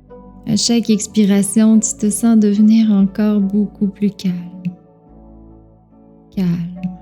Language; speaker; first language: French; native; French